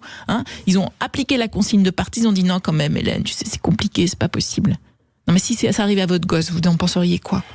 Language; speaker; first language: French; native; French